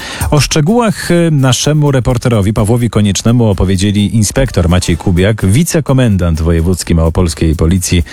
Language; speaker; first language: Polish; native; Polish